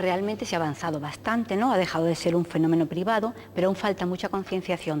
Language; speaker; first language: Spanish; native; Spanish